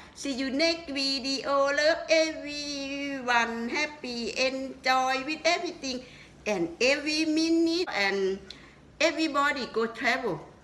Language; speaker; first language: English; non-native, learner; Thai